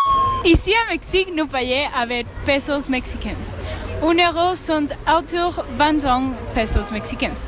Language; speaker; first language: French; non-native, learner; Spanish